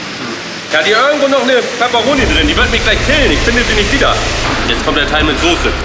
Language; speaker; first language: German; native; German